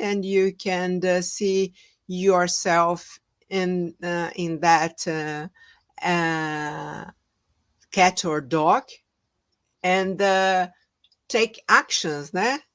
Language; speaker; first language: English; non-native, fluent; Portuguese